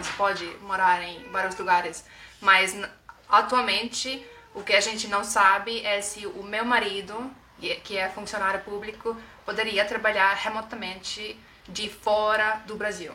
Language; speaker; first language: Portuguese; non-native, fluent; Estonian